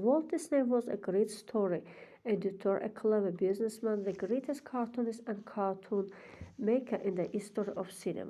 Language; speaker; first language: English; non-native, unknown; Azerbaijani